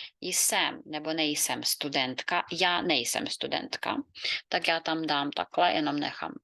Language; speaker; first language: Czech; non-native, fluent; Ukrainian